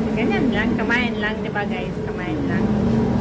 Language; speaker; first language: Filipino; non-native, learner; Russian